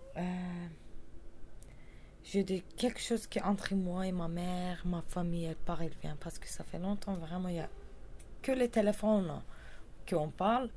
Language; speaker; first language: French; non-native, learner; Kurdish